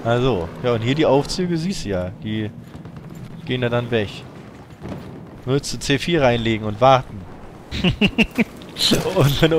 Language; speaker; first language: German; native; German